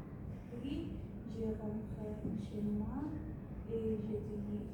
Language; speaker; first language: French; non-native, learner; Indonesian